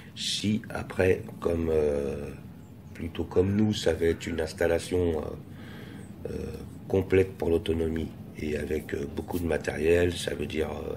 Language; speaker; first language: French; native; French